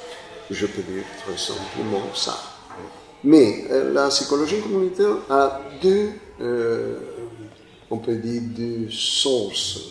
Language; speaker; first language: French; non-native, fluent; Spanish